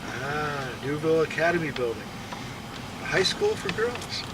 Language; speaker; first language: English; native; English